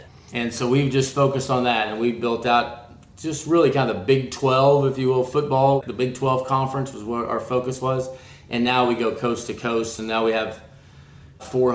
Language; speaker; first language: English; native; English